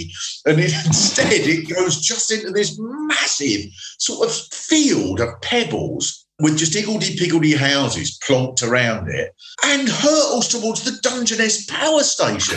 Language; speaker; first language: English; native; English